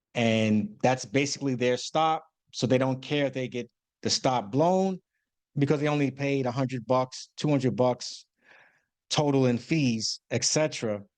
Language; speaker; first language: English; native; English